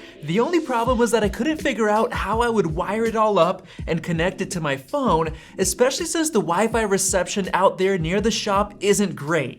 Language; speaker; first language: English; native; English